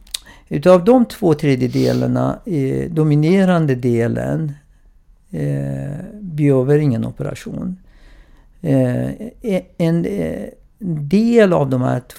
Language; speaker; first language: Swedish; non-native, fluent; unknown